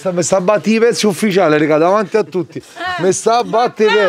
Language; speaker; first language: Italian; native; Italian